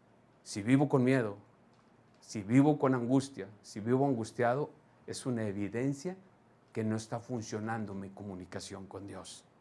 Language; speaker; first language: Spanish; native; Spanish